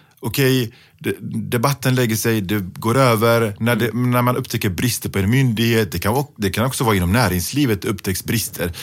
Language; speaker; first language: Swedish; early bilingual, other home language; Pashto